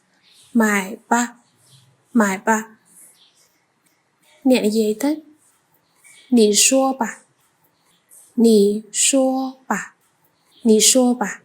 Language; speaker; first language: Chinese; non-native, fluent; Khmer